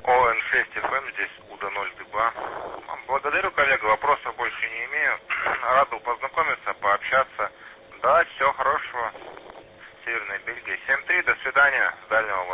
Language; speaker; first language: Russian; native; Russian